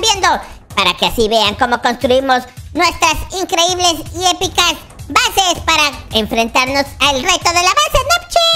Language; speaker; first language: Spanish; native; Spanish